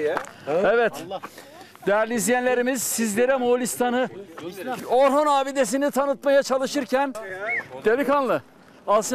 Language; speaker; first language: Turkish; native; Turkish